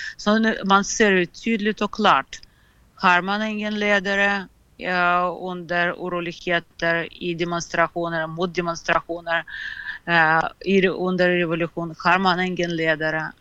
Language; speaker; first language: Swedish; non-native, fluent; Russian